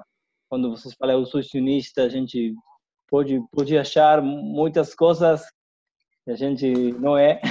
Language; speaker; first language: Portuguese; non-native, fluent; Spanish